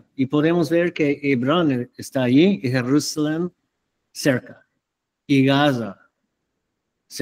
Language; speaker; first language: Spanish; non-native, fluent; English